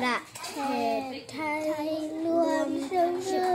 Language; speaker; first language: Thai; early bilingual, heritage; Thai